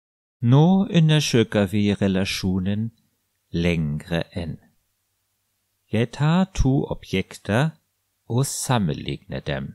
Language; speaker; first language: Norwegian; non-native, fluent; German